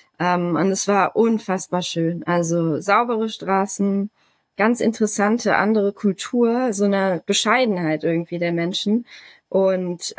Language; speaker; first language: German; native; German